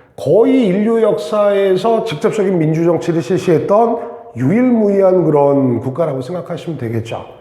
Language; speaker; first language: Korean; native; Korean